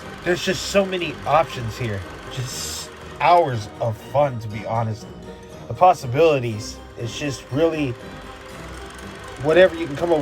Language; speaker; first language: English; native; English